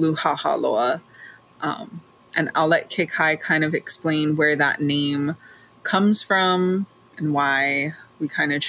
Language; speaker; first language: English; native; English